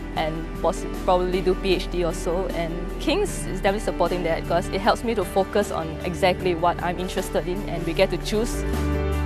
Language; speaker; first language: English; non-native, local second language; Chinese